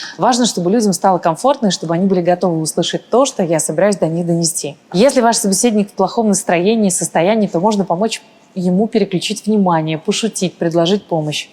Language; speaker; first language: Russian; early bilingual, other home language; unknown